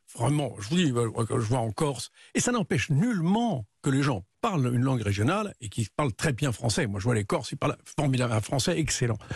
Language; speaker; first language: French; native; French